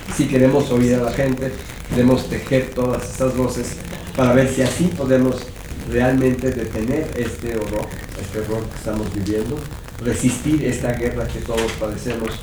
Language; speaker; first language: Spanish; native; Spanish